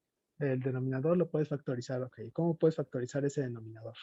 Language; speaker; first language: Spanish; native; Spanish